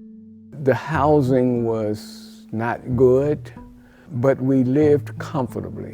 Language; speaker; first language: English; native; English